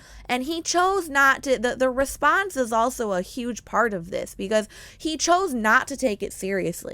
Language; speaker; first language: English; native; English